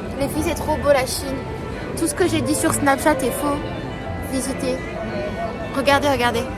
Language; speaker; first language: French; early bilingual, other home language; Arabic